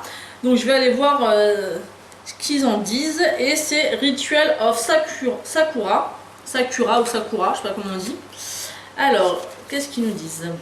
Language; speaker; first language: French; native; French